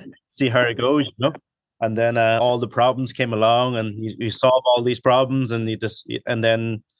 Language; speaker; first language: English; early bilingual, other home language; Cantonese